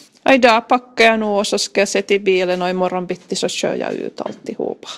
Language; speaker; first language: Swedish; native; Swedish